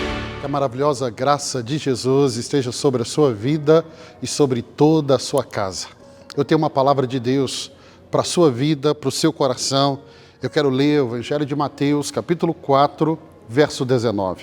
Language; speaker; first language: Portuguese; native; Portuguese